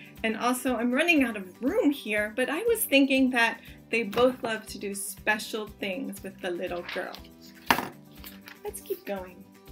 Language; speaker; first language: English; native; English